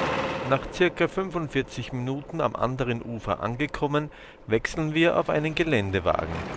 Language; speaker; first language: German; native; German